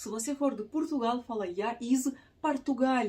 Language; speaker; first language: Portuguese; non-native, fluent; Russian